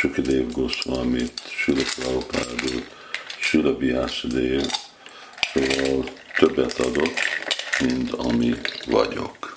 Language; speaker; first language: Hungarian; non-native, fluent; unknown